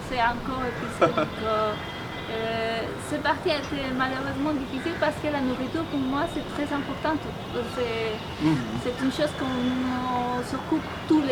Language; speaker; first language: French; non-native, fluent; Spanish